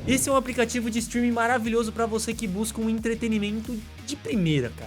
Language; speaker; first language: Portuguese; native; Portuguese